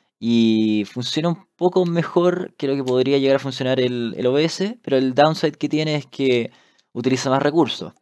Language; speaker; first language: Spanish; native; Spanish